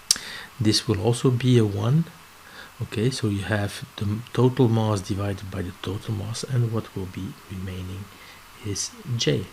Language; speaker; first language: English; non-native, fluent; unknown